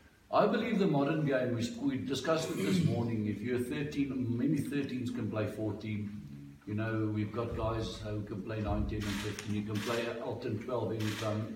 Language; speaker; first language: English; non-native, local second language; Afrikaans